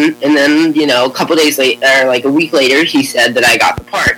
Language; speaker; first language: English; native; English